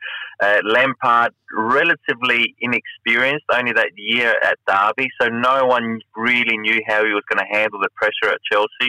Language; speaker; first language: English; native; English